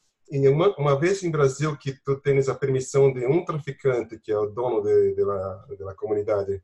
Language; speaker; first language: Spanish; non-native, learner; Portuguese